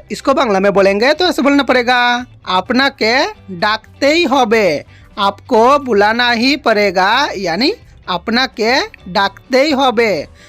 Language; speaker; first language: Hindi; native; Hindi